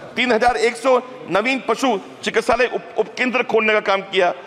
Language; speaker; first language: Hindi; native; Hindi